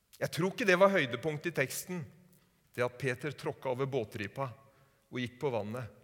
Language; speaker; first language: Norwegian; native; Norwegian